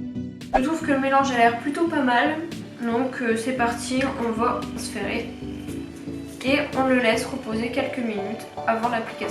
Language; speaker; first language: French; native; French